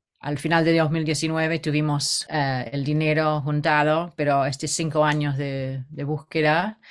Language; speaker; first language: Spanish; non-native, fluent; English